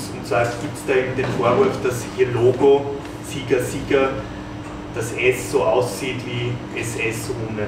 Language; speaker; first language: German; native; German